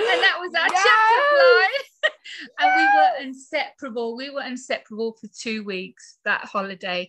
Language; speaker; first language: English; native; English